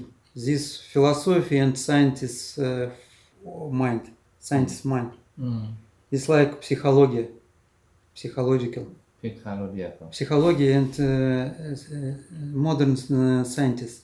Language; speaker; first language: English; non-native, learner; Russian